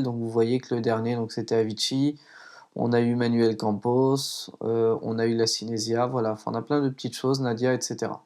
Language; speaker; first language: French; native; French